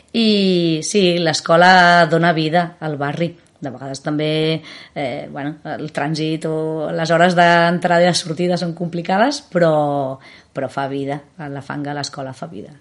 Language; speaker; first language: Catalan; native; Catalan